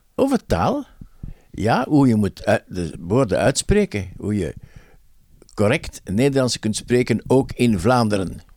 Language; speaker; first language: Dutch; native; Dutch